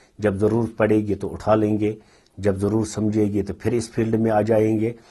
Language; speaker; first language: Urdu; non-native, local second language; Kashmiri